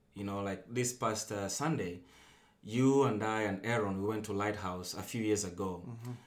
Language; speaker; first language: English; non-native, local second language; Luyia